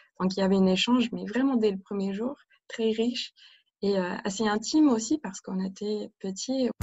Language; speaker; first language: French; non-native, fluent; English